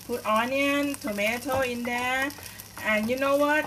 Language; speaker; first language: English; non-native, learner; Thai